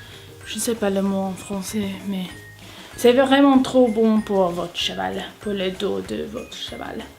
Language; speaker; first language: French; non-native, learner; English